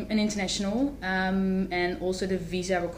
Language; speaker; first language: English; non-native, fluent; Dutch